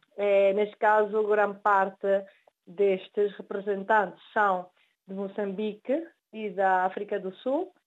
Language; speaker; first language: Portuguese; early bilingual, heritage; Spanish